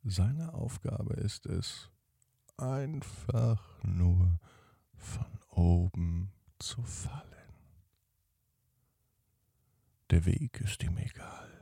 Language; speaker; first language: German; native; German